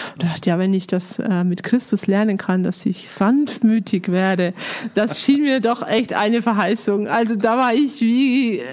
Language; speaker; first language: German; native; German